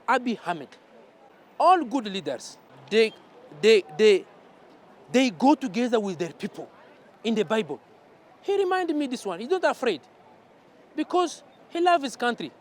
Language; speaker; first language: English; non-native, learner; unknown